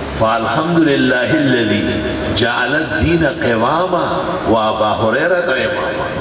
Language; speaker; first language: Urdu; non-native, local second language; Pashto